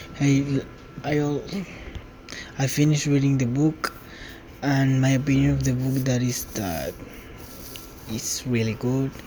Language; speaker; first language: English; non-native, learner; Spanish